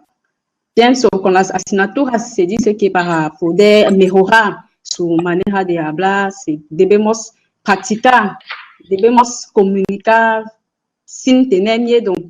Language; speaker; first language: Spanish; non-native, fluent; French